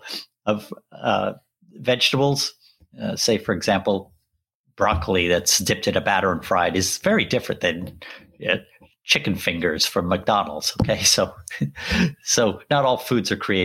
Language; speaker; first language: English; native; English